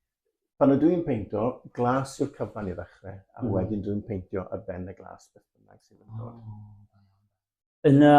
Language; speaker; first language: Welsh; native; Welsh